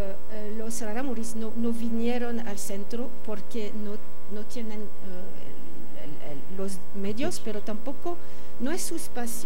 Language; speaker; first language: Spanish; non-native, fluent; French